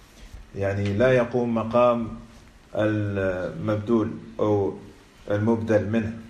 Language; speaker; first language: Arabic; non-native, fluent; French